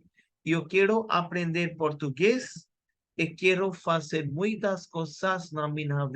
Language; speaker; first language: Portuguese; non-native, learner; Hindi